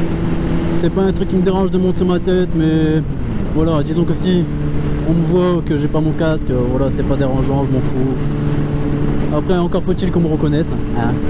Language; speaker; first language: French; native; French